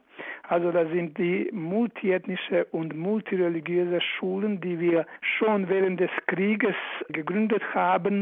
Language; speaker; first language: German; non-native, fluent; Croatian